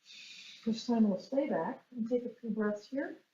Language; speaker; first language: English; native; English